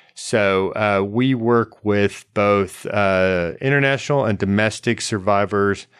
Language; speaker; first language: English; native; English